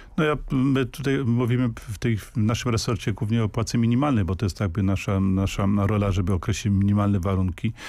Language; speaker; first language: Polish; native; Polish